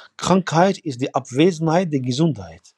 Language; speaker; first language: German; non-native, fluent; Arabic